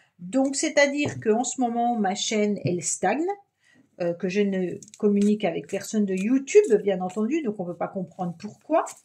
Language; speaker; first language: French; native; French